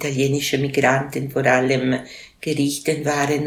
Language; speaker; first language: German; non-native, local second language; Italian